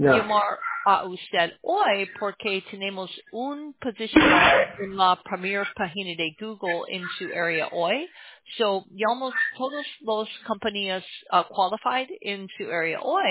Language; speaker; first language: Spanish; non-native, learner; English